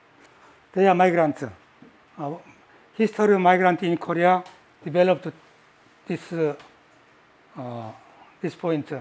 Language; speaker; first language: English; non-native, learner; Korean